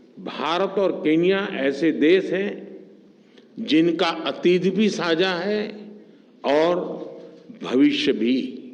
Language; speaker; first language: Hindi; non-native, local second language; Gujarati